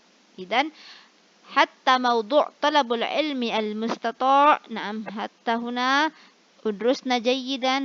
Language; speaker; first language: Arabic; non-native, fluent; Indonesian